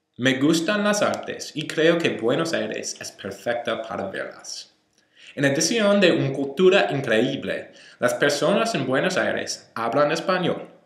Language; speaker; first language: Spanish; non-native, learner; English